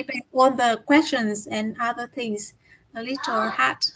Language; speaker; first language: English; non-native, learner; Vietnamese